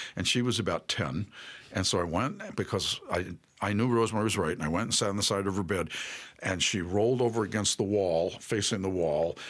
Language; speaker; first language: English; native; English